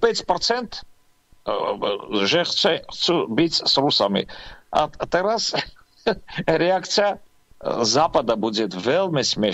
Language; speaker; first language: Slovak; non-native, fluent; Armenian